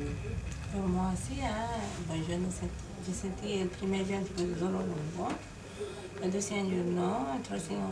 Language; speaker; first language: French; non-native, learner; Spanish